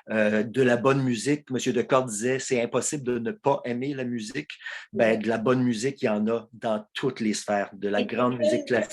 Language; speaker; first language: French; native; French